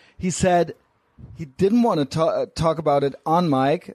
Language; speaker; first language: English; non-native, fluent; German